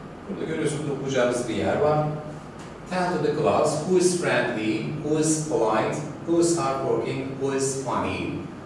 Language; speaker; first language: English; non-native, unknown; Turkish